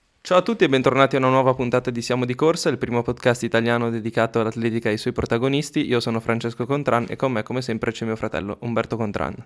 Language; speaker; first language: Italian; native; Italian